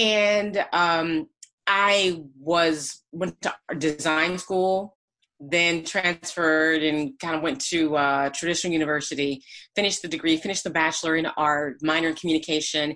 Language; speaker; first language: English; native; English